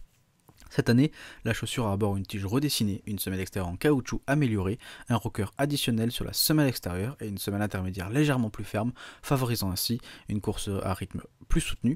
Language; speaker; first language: French; native; French